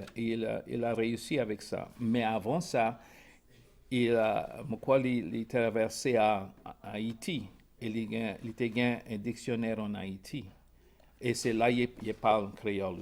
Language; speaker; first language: French; non-native, local second language; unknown